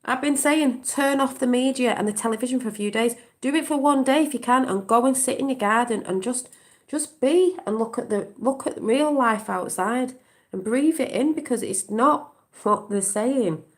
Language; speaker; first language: English; native; English